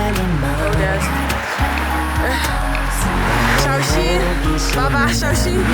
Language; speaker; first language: Chinese; non-native, learner; Dutch